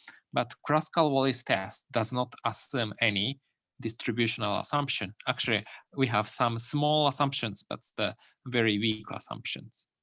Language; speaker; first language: English; non-native, fluent; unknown